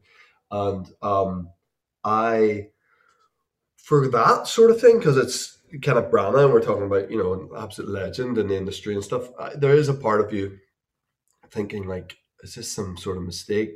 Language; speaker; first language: English; native; English